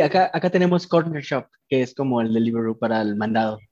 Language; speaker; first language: Spanish; native; Spanish